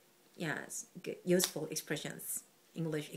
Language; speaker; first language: English; non-native, learner; Korean